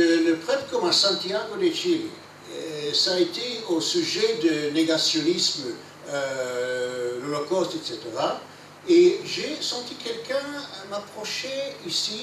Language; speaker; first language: French; non-native, fluent; English